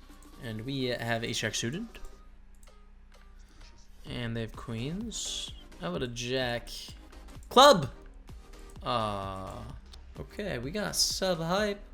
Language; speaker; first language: English; native; English